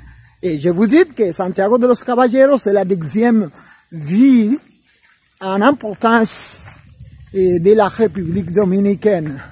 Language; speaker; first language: French; non-native, fluent; Spanish